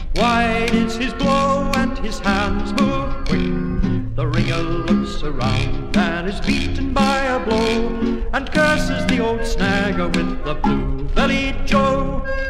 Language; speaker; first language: English; native; English